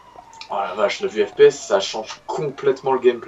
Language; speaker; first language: French; native; French